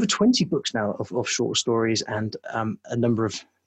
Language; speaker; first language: English; native; English